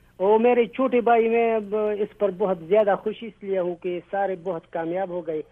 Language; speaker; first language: Urdu; non-native, local second language; Pashto